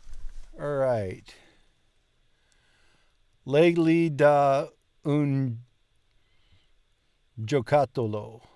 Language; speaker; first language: Italian; non-native, learner; English